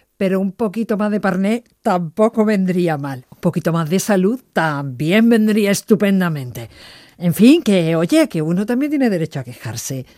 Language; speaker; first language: Spanish; native; Spanish